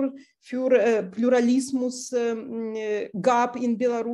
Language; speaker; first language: German; non-native, fluent; Russian